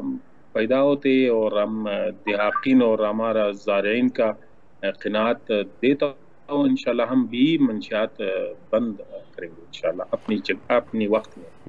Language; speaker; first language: Hindi; non-native, learner; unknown